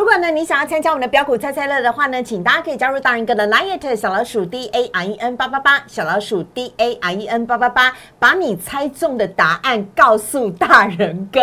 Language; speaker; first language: Chinese; native; Chinese